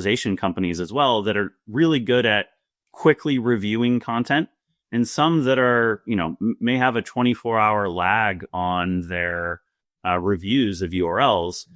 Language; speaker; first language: English; native; English